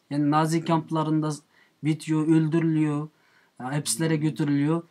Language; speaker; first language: Turkish; non-native, fluent; Uyghur